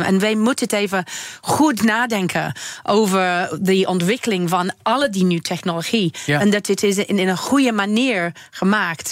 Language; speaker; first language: Dutch; non-native, learner; English